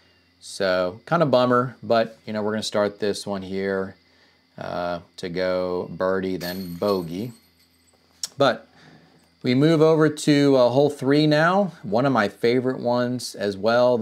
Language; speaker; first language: English; native; English